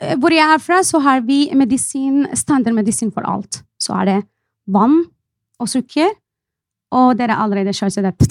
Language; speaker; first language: Norwegian; non-native, fluent; Arabic